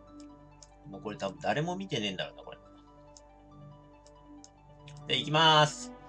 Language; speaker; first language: Japanese; native; Japanese